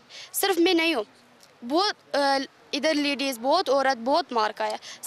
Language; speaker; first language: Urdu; non-native, learner; Persian